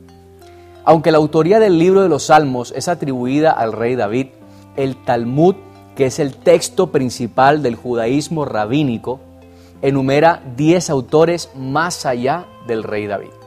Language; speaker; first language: Spanish; native; Spanish